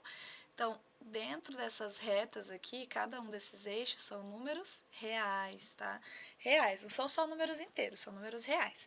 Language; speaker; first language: Portuguese; native; Portuguese